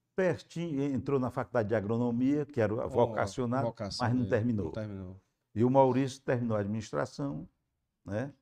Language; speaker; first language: Portuguese; native; Portuguese